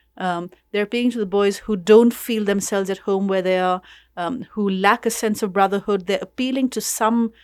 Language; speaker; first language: English; non-native, local second language; Urdu